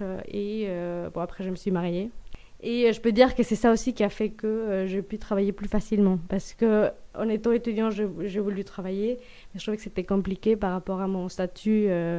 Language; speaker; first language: French; non-native, fluent; Spanish